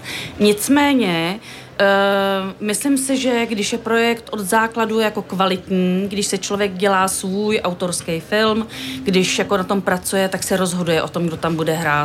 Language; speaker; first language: Czech; native; Czech